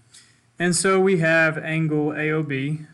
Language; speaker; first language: English; native; English